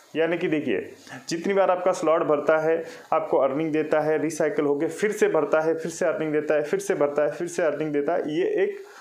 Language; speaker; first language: Hindi; non-native, local second language; Marathi